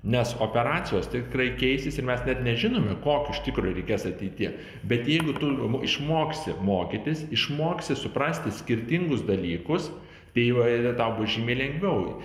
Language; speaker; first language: Lithuanian; native; Lithuanian